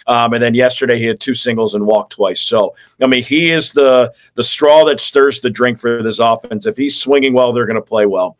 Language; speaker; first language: English; native; English